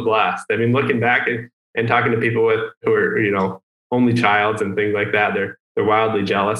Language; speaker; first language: English; native; English